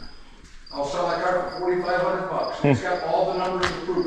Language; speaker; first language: English; native; English